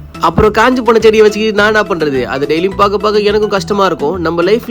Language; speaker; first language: Tamil; native; Tamil